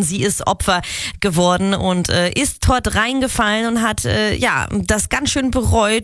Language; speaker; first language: German; native; German